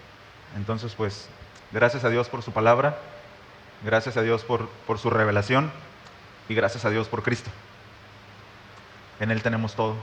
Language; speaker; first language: Spanish; native; Spanish